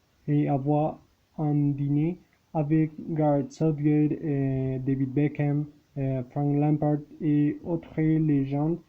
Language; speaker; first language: French; non-native, learner; Spanish